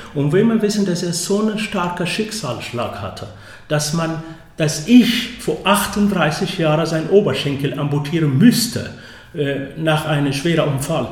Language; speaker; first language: German; non-native, fluent; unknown